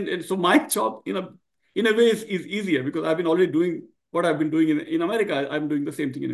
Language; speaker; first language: English; non-native, local second language; Marwari